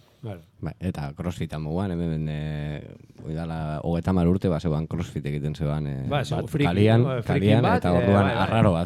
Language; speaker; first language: Basque; native; Basque